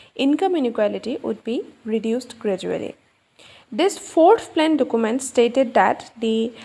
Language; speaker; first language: English; non-native, local second language; Assamese